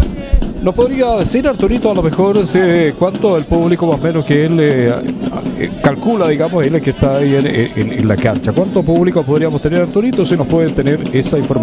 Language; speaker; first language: Spanish; native; Spanish